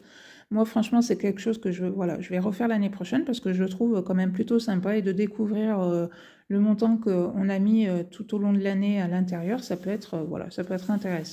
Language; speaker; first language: French; native; French